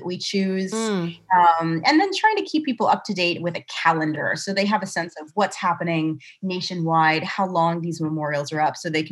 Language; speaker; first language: English; native; English